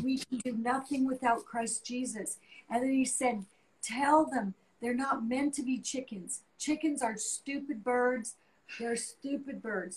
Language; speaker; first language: English; native; English